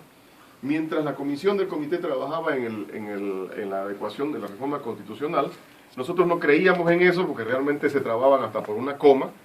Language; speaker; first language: Spanish; native; Spanish